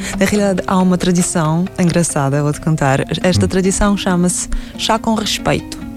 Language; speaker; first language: Portuguese; non-native, fluent; Russian